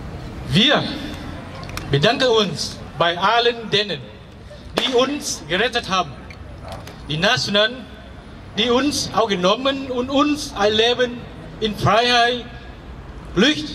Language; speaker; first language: German; non-native, fluent; Vietnamese